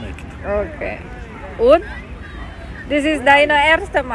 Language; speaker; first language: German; non-native, learner; Indonesian